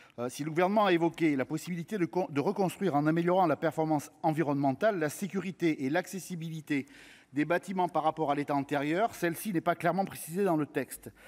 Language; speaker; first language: French; native; French